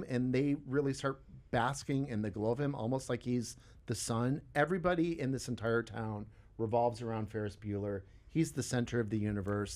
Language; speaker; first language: English; native; English